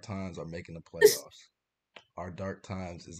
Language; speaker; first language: English; native; English